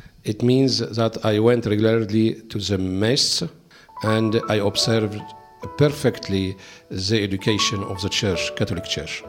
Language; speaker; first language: English; non-native, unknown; Arabic